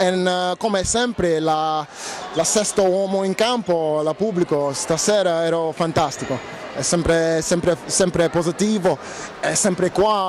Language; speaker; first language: Italian; non-native, learner; English